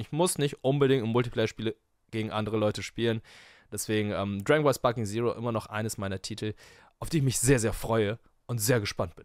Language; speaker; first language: German; native; German